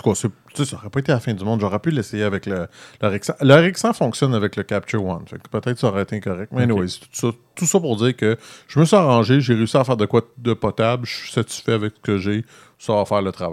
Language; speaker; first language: French; native; French